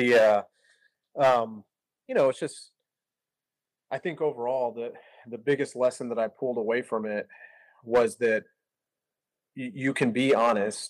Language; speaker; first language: English; native; English